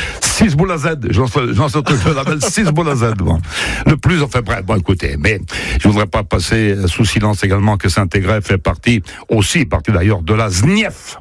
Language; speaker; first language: French; native; French